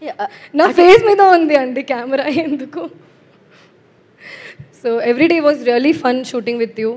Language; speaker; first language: Telugu; non-native, local second language; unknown